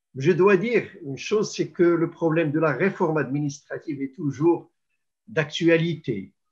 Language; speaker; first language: French; non-native, local second language; Arabic